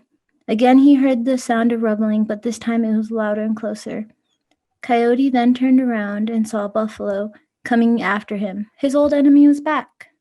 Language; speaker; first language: English; native; English